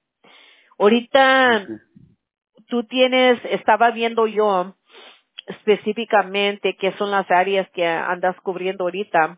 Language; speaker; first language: Spanish; early bilingual, heritage; English